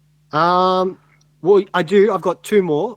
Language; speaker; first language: English; native; English